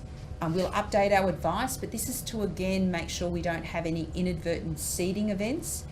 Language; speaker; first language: English; native; English